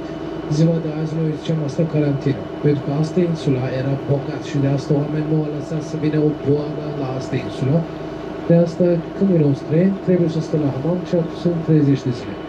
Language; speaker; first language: Romanian; non-native, learner; Turkish